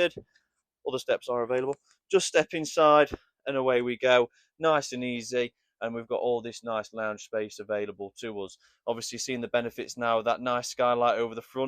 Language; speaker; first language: English; native; English